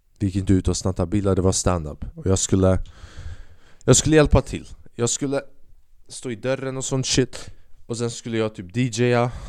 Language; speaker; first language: Swedish; early bilingual, other home language; Albanian